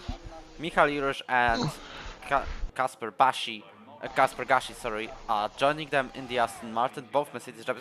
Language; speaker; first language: English; non-native, fluent; Polish